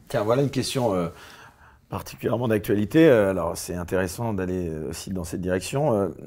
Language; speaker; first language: French; native; French